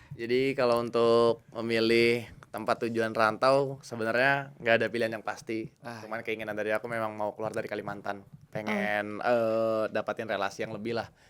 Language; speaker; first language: Indonesian; native; Indonesian